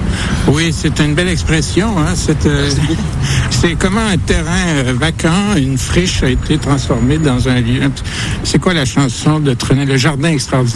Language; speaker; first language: French; native; French